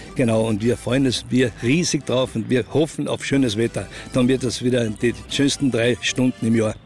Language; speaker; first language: German; native; German